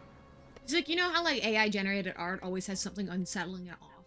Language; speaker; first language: English; native; English